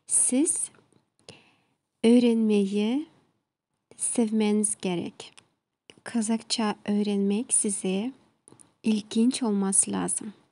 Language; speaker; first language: Turkish; non-native, learner; Kazakh